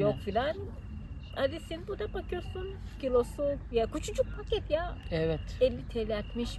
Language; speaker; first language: Turkish; non-native, fluent; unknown